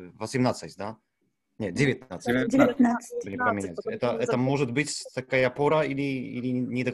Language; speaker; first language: Russian; non-native, learner; Polish